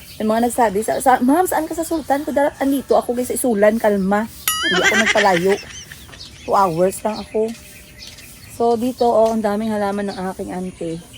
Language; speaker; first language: Filipino; non-native, local second language; Hiligaynon